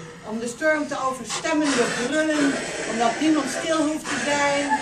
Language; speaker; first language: Dutch; native; Dutch